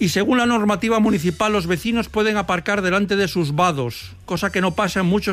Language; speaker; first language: Spanish; native; Spanish